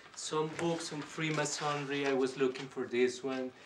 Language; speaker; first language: English; non-native, fluent; Spanish